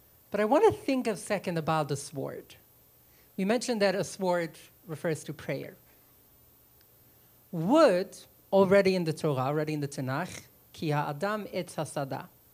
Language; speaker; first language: English; early bilingual, other home language; Yiddish